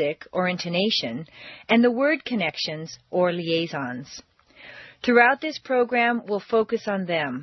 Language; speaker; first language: English; native; English